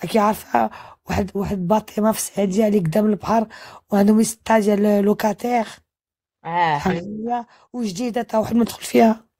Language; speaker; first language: Arabic; early bilingual, heritage; French